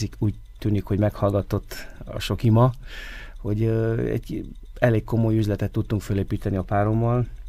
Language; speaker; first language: Hungarian; native; Hungarian